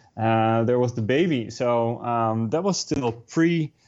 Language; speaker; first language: English; non-native, fluent; Dutch